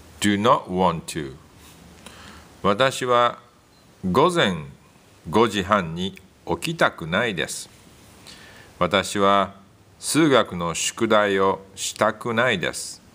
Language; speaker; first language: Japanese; non-native, learner; English